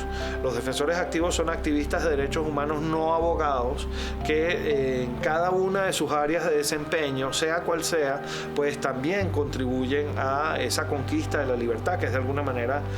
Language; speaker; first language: Spanish; native; Spanish